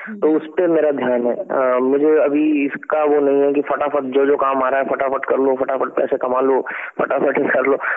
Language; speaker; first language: Hindi; native; Hindi